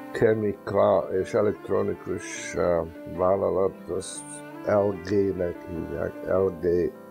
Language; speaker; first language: Hungarian; early bilingual, heritage; Hungarian